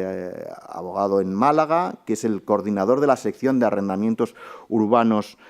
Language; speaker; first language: Spanish; native; Spanish